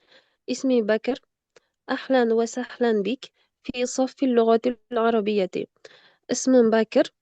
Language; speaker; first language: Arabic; non-native, learner; Uzbek